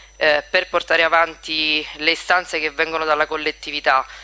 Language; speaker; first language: Italian; native; Italian